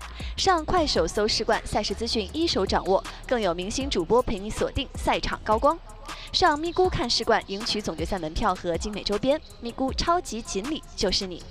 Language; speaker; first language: Chinese; native; Chinese